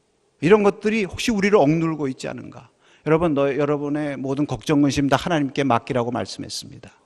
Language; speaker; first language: Korean; native; Korean